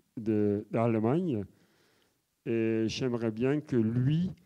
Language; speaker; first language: French; non-native, fluent; Dutch